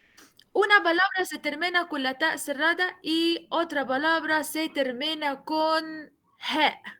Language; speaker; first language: Spanish; non-native, fluent; Arabic